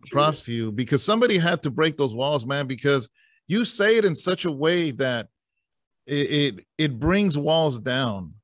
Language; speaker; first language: English; native; English